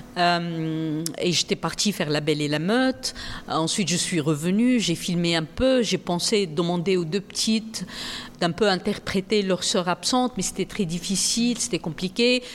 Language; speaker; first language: French; non-native, local second language; Arabic